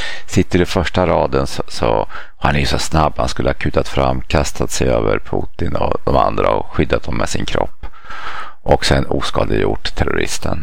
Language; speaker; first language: Swedish; native; Swedish